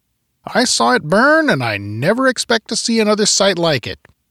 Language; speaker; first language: English; native; English